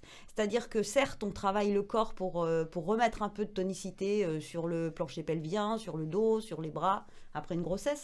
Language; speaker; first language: French; native; French